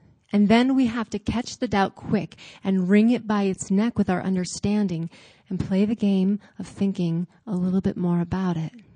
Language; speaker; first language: English; native; English